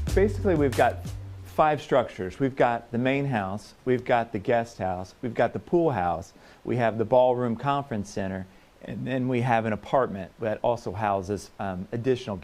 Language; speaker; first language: English; native; English